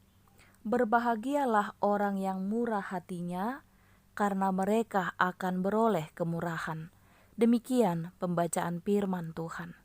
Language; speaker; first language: Malay; native; Malay